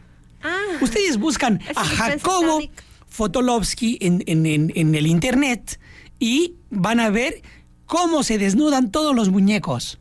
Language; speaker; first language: Spanish; native; Spanish